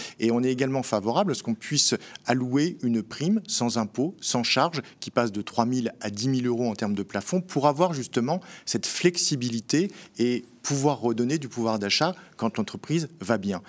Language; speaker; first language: French; native; French